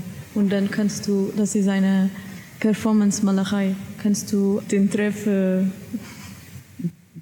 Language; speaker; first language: German; non-native, learner; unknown